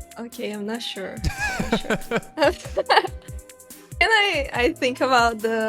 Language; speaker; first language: English; non-native, fluent; Portuguese